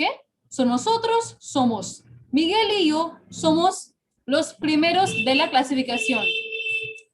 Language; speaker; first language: Spanish; non-native, fluent; Bangla